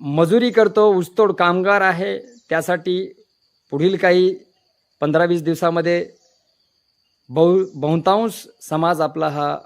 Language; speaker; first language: Marathi; non-native, local second language; Lambadi